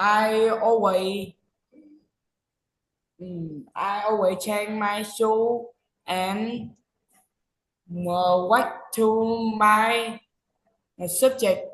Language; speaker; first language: English; non-native, learner; Vietnamese